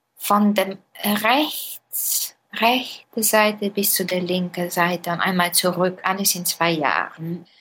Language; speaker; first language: German; non-native, fluent; Bulgarian